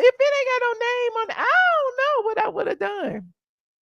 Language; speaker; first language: English; native; English